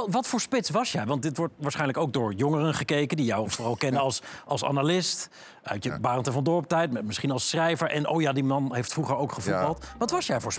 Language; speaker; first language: Dutch; native; Dutch